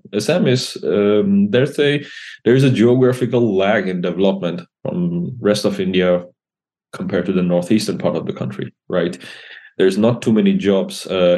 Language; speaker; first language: English; non-native, local second language; Assamese